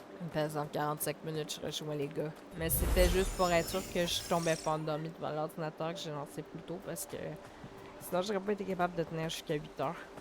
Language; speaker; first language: French; native; French